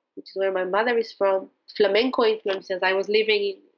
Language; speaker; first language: English; non-native, fluent; Hebrew